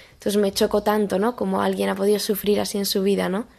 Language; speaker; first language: Spanish; native; Spanish